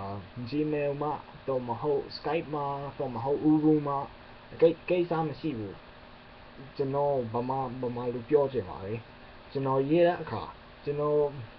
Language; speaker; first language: Burmese; non-native, learner; English